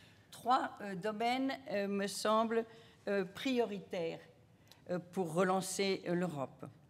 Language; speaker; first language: French; native; French